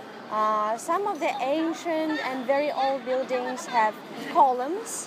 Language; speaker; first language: English; non-native, fluent; Russian